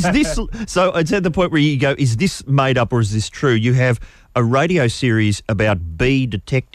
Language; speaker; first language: English; native; English